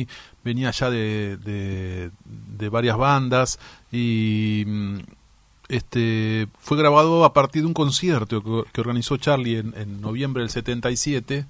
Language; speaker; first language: Spanish; native; Spanish